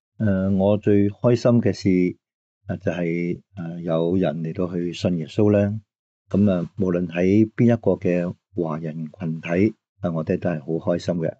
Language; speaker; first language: Cantonese; native; Cantonese